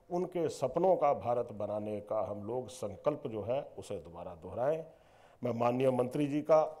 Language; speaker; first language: Hindi; native; Hindi